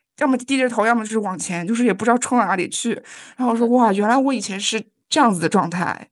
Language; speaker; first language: Chinese; native; Chinese